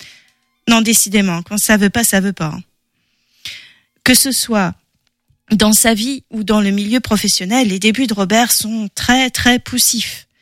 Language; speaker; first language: French; native; French